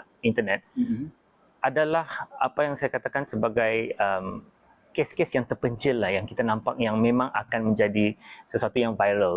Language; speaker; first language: Malay; native; Malay